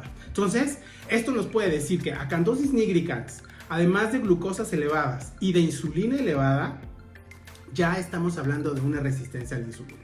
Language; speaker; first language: Spanish; native; Spanish